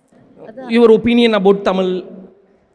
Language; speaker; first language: Tamil; native; Tamil